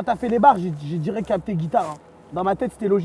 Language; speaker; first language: French; native; French